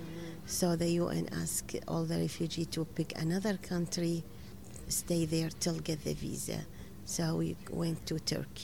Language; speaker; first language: English; non-native, learner; Arabic